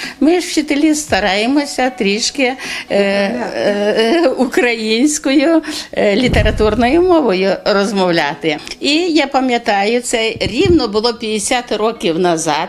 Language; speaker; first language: Ukrainian; native; Ukrainian